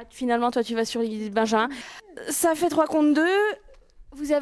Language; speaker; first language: French; native; French